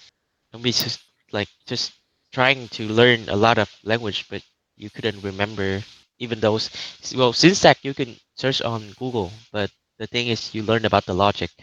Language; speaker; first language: English; non-native, learner; Vietnamese